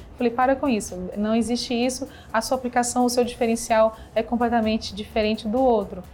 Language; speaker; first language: Portuguese; native; Portuguese